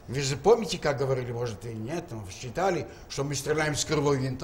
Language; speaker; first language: Russian; native; Russian